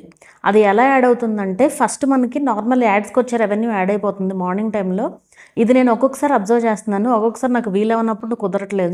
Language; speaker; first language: Telugu; native; Telugu